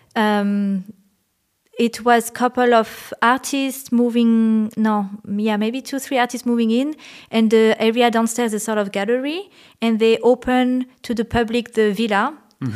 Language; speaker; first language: English; non-native, fluent; French